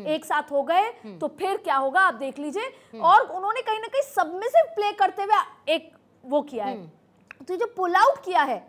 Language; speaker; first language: Hindi; native; Hindi